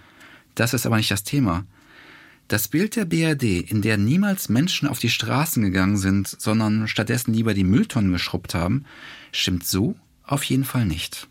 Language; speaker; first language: German; native; German